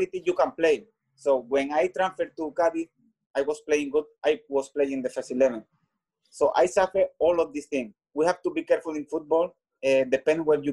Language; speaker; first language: English; non-native, learner; Spanish